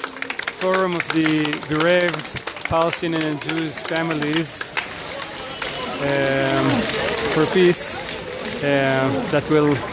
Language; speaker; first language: English; non-native, fluent; Hebrew